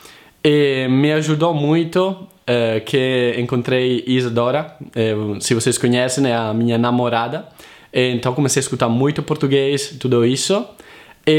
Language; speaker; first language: Portuguese; non-native, fluent; Italian